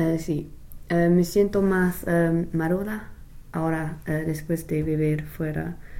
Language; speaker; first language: Spanish; non-native, fluent; English